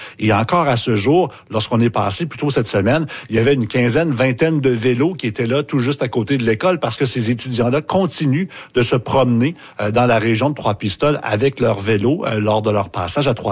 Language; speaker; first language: French; native; French